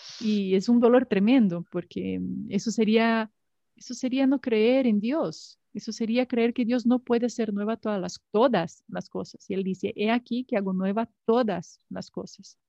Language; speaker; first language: Spanish; non-native, fluent; Portuguese